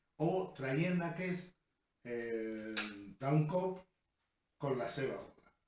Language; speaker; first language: Catalan; non-native, learner; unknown